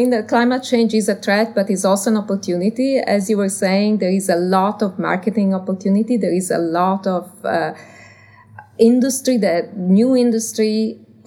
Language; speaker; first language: English; non-native, fluent; Italian